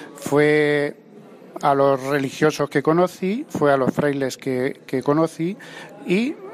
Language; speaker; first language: Spanish; native; Spanish